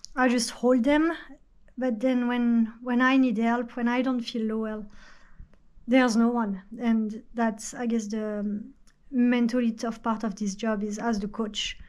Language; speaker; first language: English; non-native, fluent; French